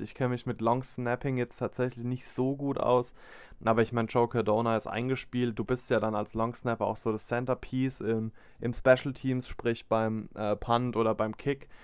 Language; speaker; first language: German; native; German